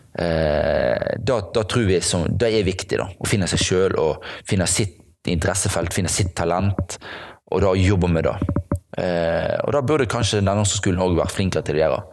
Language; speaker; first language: Norwegian; native; Norwegian